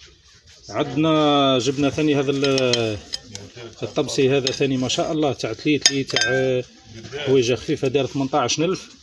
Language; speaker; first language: Arabic; native; Arabic